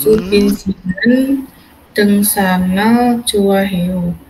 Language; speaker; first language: Korean; non-native, learner; Indonesian